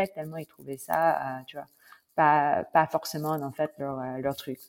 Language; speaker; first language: French; non-native, fluent; Filipino